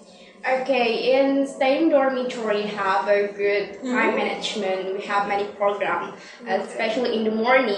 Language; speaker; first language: English; non-native, learner; Indonesian